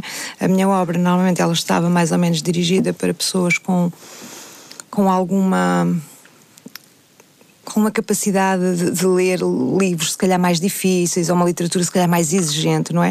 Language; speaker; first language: Portuguese; native; Portuguese